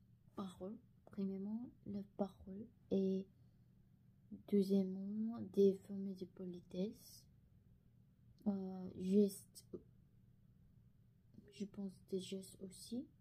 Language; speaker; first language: French; non-native, learner; Korean